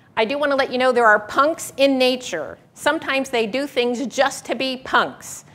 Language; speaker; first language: English; native; English